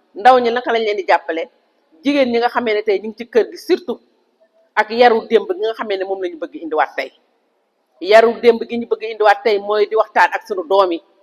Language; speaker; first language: Wolof; native; Wolof